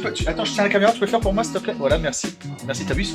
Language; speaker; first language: French; native; French